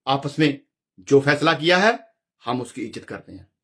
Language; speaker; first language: Hindi; non-native, local second language; Punjabi